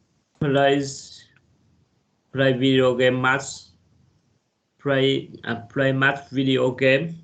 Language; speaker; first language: English; non-native, learner; Vietnamese